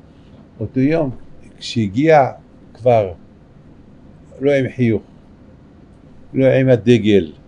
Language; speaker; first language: Hebrew; non-native, fluent; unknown